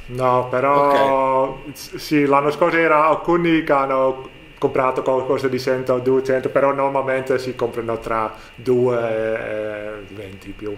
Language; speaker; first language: Italian; non-native, learner; Dutch